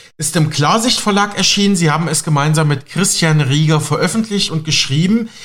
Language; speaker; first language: German; native; German